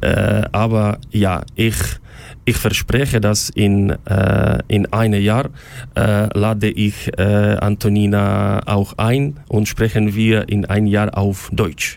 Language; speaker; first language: German; non-native, learner; Ukrainian